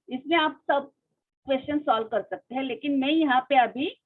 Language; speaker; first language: Hindi; non-native, local second language; Marathi